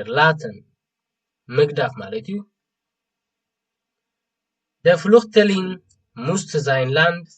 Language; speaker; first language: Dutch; non-native, fluent; Tigrinya